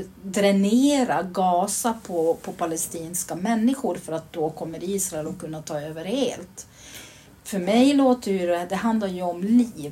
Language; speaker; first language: Swedish; native; Swedish